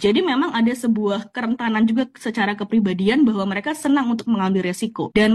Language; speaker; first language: Indonesian; native; Indonesian